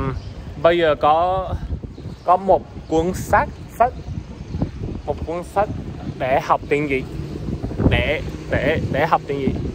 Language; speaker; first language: Vietnamese; non-native, learner; English